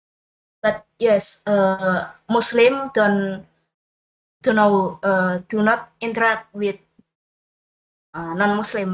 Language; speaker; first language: English; non-native, learner; Indonesian